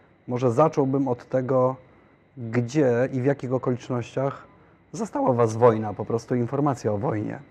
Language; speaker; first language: Polish; native; Polish